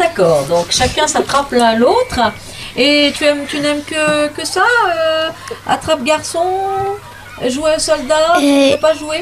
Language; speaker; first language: French; native; French